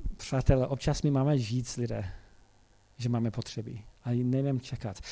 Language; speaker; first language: Czech; non-native, fluent; English